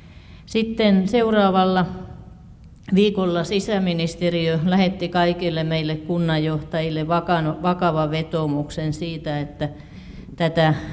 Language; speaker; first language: Finnish; native; Finnish